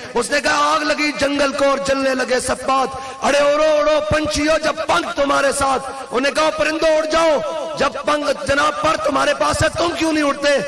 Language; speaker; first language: Urdu; non-native, local second language; Punjabi